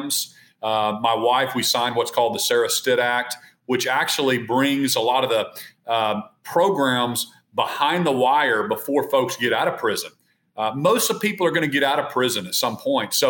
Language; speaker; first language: English; native; English